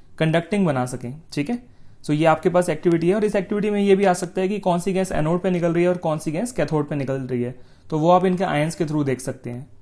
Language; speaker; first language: Hindi; native; Hindi